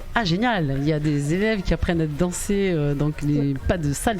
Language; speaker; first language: French; native; French